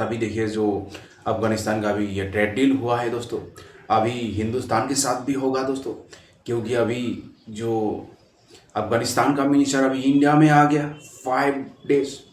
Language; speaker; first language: Hindi; non-native, local second language; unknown